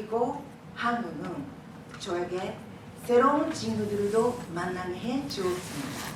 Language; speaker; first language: Korean; non-native, fluent; Japanese